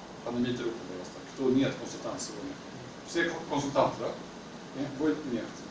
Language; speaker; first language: Russian; non-native, learner; Swedish